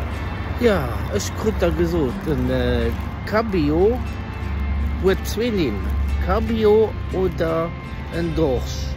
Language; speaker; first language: German; non-native, local second language; Luxembourgish